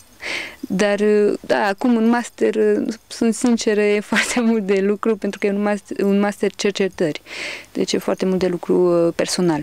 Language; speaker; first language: Romanian; early bilingual, heritage; Romanian